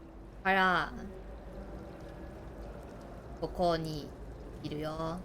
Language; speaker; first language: Japanese; non-native, learner; Chinese